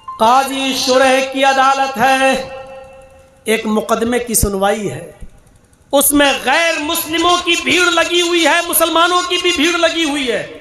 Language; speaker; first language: Urdu; native; Urdu